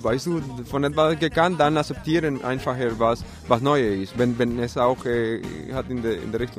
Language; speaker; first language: German; non-native, learner; Spanish